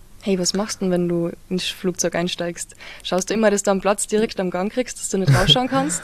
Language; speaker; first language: German; native; German